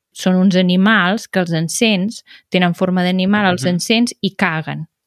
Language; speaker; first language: Catalan; native; Catalan